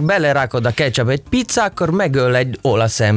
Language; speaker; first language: Hungarian; non-native, learner; Italian